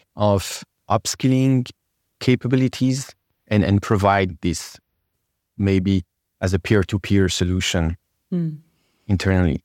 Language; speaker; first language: English; non-native, fluent; French